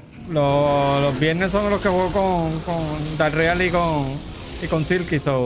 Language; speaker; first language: Spanish; native; Spanish